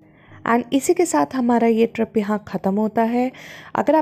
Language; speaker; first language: Hindi; native; Hindi